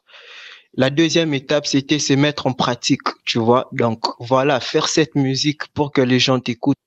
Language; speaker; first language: French; non-native, local second language; Lingala